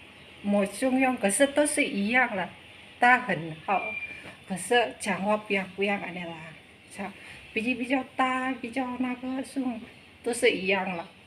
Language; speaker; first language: Chinese; non-native, learner; Indonesian